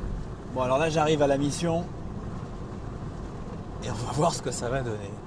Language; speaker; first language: French; native; French